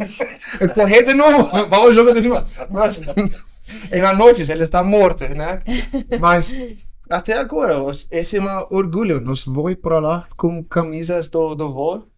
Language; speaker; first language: Portuguese; non-native, learner; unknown